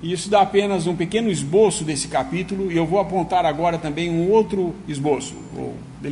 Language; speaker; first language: Portuguese; native; Portuguese